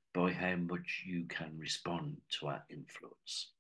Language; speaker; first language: English; native; English